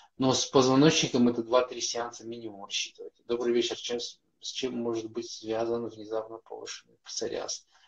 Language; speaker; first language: Russian; native; Russian